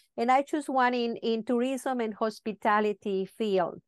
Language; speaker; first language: English; non-native, fluent; Spanish